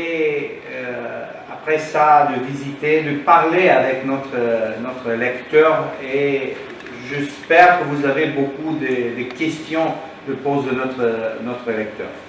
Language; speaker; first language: French; non-native, learner; Romanian